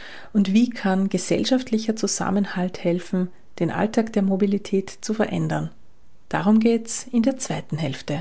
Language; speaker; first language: German; native; German